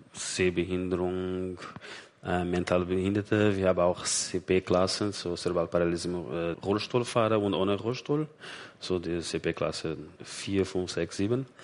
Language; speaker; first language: German; non-native, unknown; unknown